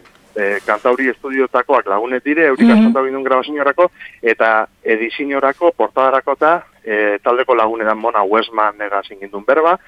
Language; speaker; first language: Basque; native; Basque